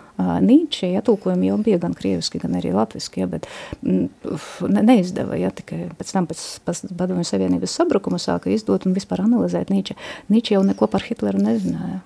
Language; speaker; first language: Latvian; non-native, local second language; Russian